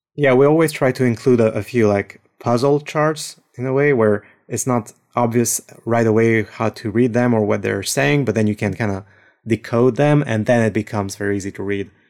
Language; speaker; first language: English; non-native, fluent; French